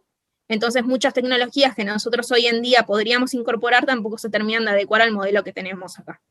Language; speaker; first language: Spanish; native; Spanish